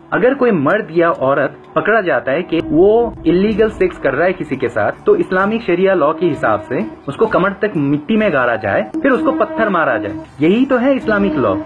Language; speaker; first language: Hindi; non-native, fluent; Bangla